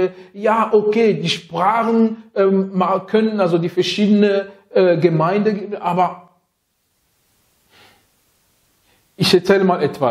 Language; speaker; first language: German; non-native, fluent; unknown